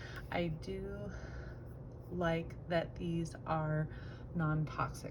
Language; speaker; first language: English; native; English